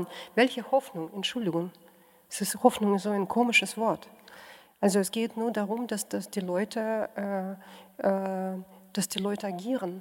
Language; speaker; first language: German; non-native, fluent; Russian